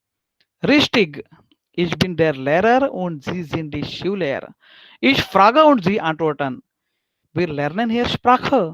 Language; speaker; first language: German; non-native, fluent; Hindi